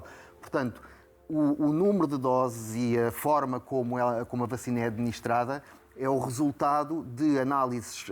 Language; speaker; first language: Portuguese; native; Portuguese